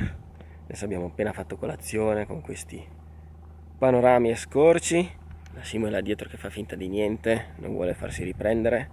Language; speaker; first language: Italian; native; Italian